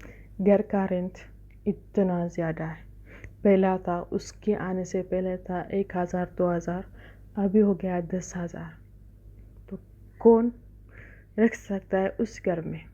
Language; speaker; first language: Hindi; non-native, fluent; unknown